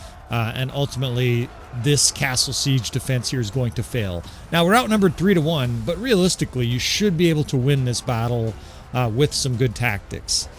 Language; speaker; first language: English; native; English